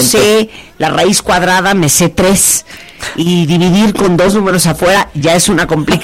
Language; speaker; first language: Spanish; native; Spanish